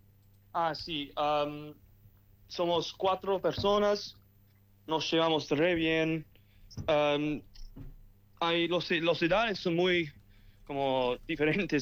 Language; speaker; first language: Spanish; early bilingual, heritage; English